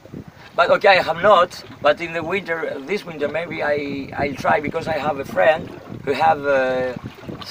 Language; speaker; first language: English; non-native, learner; Greek